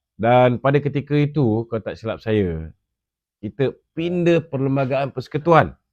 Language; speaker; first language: Malay; native; Malay